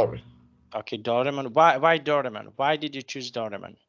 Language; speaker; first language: English; non-native, fluent; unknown